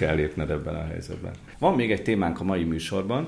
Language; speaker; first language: Hungarian; native; Hungarian